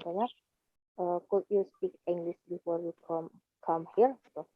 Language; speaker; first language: English; non-native, learner; Indonesian